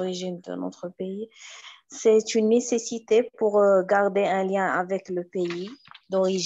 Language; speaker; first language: French; non-native, learner; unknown